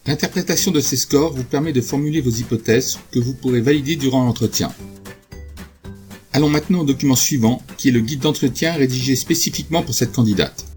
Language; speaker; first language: French; native; French